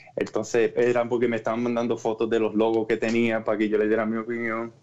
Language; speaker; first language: Spanish; native; Spanish